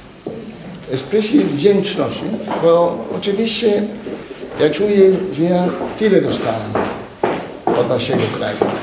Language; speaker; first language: Polish; non-native, learner; Italian